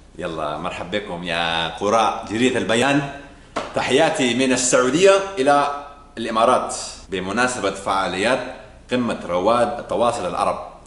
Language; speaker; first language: Arabic; non-native, local second language; English